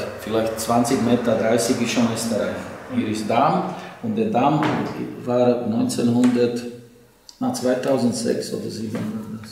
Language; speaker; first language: German; non-native, learner; Slovak